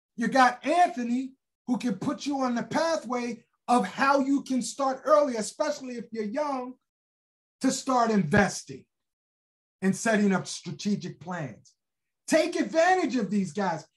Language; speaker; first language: English; native; English